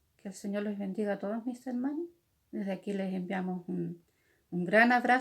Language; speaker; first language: Spanish; native; Spanish